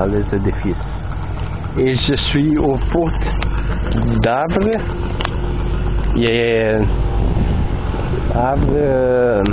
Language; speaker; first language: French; non-native, learner; Portuguese